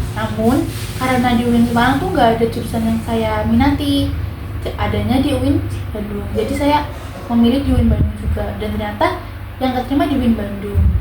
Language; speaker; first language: Indonesian; non-native, local second language; Javanese